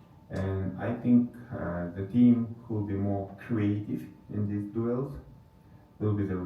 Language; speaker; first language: English; non-native, fluent; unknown